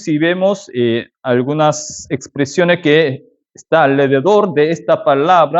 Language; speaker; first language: Spanish; non-native, fluent; Korean